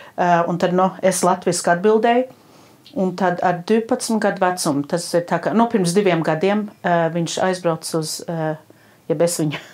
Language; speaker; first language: Latvian; early bilingual, heritage; Latvian